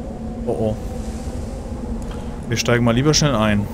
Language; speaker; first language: German; native; German